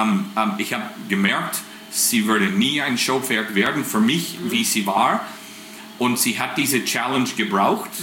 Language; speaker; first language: German; non-native, fluent; English